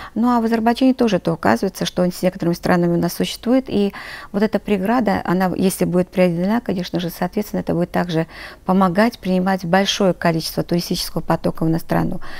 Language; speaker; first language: Russian; non-native, local second language; Azerbaijani